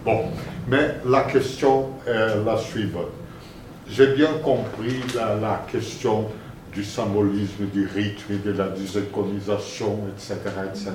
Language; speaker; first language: French; non-native, fluent; Spanish